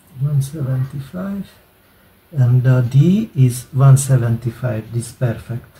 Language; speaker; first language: English; non-native, learner; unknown